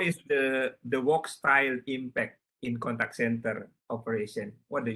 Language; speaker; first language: English; non-native, learner; Indonesian